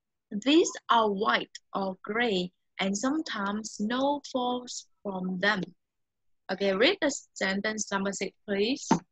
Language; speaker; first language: English; non-native, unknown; Vietnamese